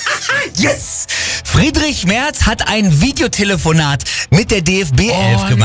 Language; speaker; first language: German; native; German